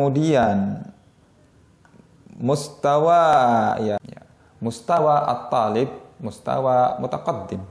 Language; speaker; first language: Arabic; non-native, fluent; Indonesian